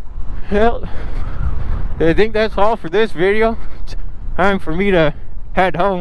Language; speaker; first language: English; native; English